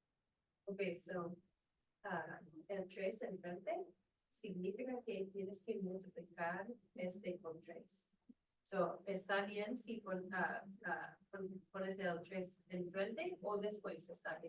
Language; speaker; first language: Spanish; non-native, learner; English